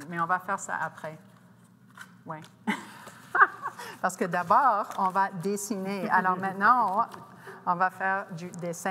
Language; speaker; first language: French; non-native, local second language; English